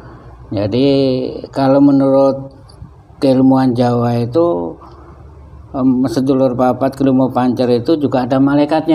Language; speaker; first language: Indonesian; native; Indonesian